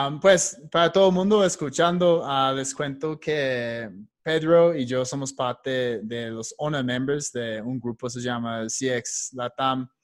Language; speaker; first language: Spanish; non-native, fluent; English